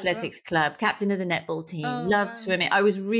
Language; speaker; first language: English; native; English